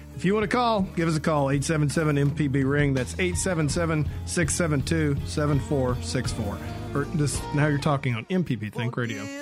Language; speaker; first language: English; native; English